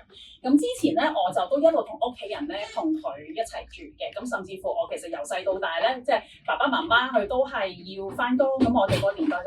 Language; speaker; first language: Cantonese; native; Cantonese